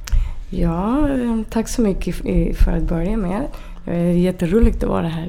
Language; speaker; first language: Swedish; non-native, fluent; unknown